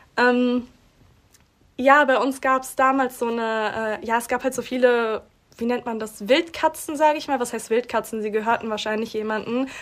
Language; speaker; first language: German; early bilingual, other home language; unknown